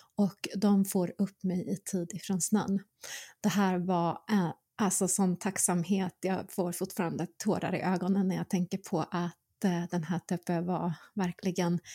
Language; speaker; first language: Swedish; early bilingual, other home language; Finnish